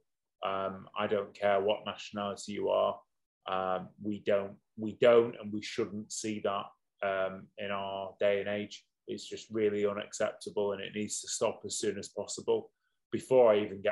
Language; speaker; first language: English; native; English